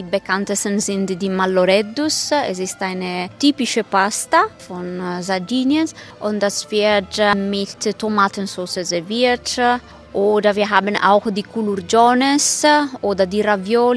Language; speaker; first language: German; non-native, fluent; Italian